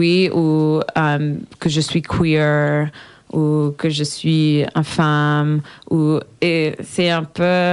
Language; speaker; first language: French; non-native, learner; English